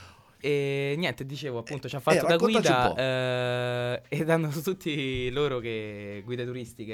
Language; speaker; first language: Italian; native; Italian